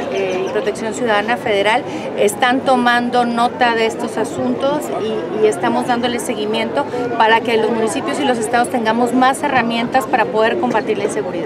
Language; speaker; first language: Spanish; native; Spanish